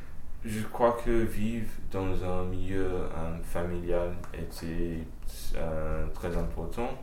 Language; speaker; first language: French; early bilingual, heritage; French